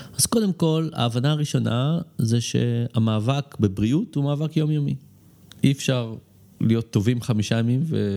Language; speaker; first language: Hebrew; native; Hebrew